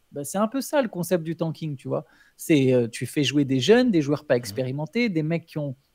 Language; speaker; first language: French; native; French